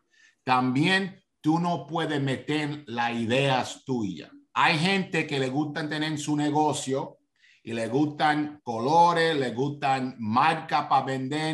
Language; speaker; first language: Spanish; early bilingual, heritage; Spanish